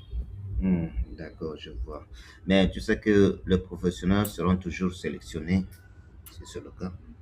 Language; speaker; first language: French; non-native, fluent; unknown